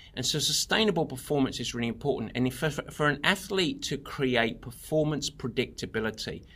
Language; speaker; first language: English; native; English